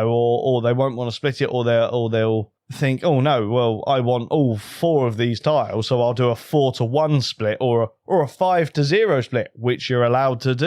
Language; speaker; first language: English; native; English